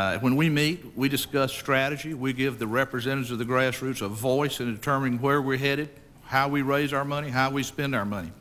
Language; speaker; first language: English; native; English